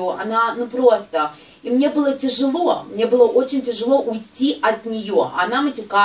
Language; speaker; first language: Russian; native; Russian